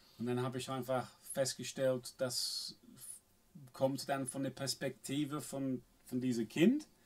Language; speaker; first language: German; non-native, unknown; English